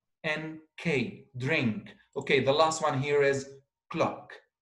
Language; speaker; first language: English; non-native, fluent; Arabic